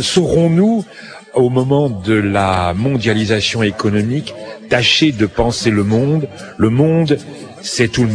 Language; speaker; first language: French; native; French